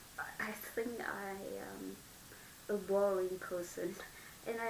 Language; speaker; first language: English; non-native, learner; Vietnamese